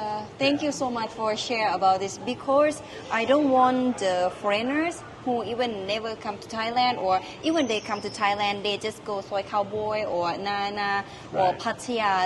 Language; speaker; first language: English; non-native, learner; Thai